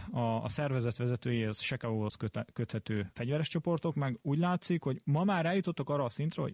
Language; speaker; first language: Hungarian; native; Hungarian